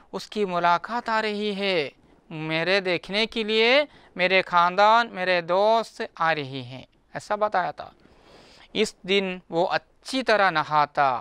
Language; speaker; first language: Hindi; non-native, local second language; Malayalam